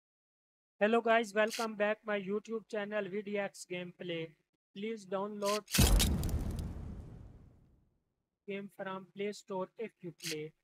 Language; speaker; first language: English; non-native, learner; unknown